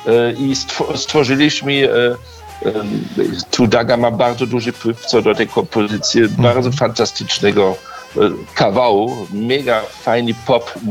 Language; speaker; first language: Polish; early bilingual, heritage; Polish